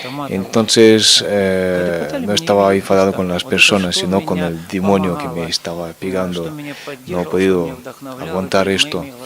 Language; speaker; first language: Spanish; non-native, fluent; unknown